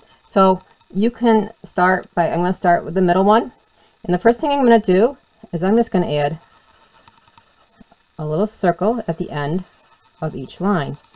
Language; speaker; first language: English; native; English